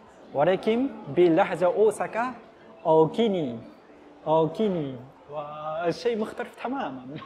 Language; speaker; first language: Arabic; non-native, fluent; Japanese